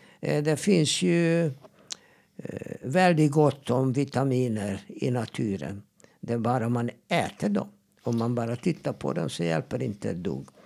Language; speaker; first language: Swedish; non-native, fluent; Hungarian